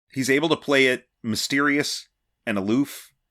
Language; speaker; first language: English; native; English